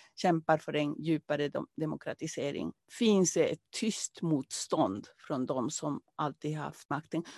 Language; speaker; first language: Swedish; non-native, fluent; Spanish